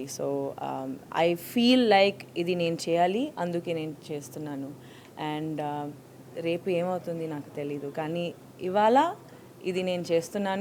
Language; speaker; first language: Telugu; non-native, fluent; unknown